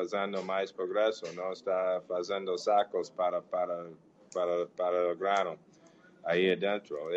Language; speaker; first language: Portuguese; non-native, fluent; English